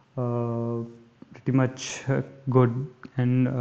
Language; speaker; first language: English; non-native, local second language; Hindi